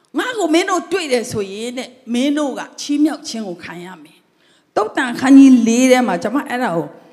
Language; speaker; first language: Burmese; non-native, local second language; Tedim Chin